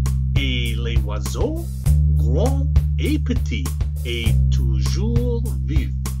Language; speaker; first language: French; non-native, learner; English